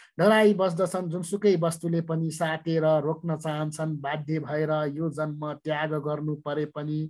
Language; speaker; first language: Nepali; non-native, local second language; Newari